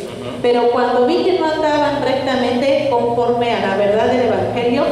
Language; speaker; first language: Spanish; native; Spanish